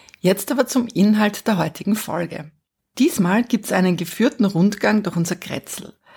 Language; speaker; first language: German; native; German